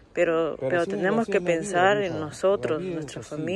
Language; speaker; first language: Spanish; native; Spanish